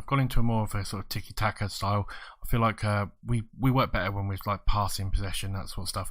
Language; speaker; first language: English; native; English